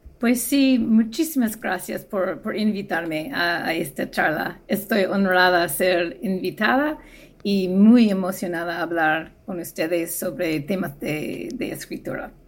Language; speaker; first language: Spanish; non-native, fluent; English